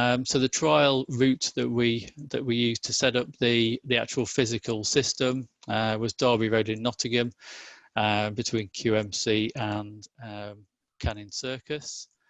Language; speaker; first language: English; native; English